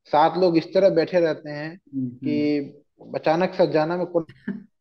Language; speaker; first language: Hindi; native; Hindi